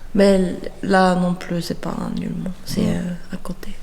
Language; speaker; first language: French; non-native, learner; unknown